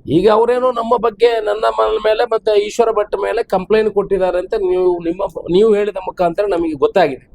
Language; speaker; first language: Kannada; non-native, local second language; Tulu